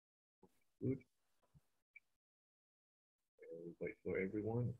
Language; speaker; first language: English; non-native, fluent; Spanish